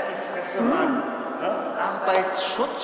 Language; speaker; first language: German; native; German